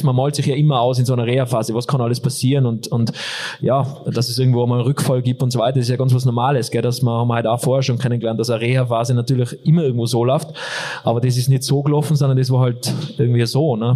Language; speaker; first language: German; native; German